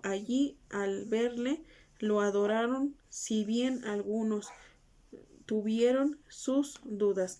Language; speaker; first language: Spanish; native; Spanish